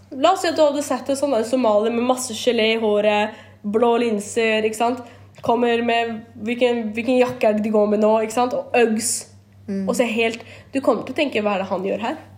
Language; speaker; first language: Norwegian; early bilingual, other home language; Kurdish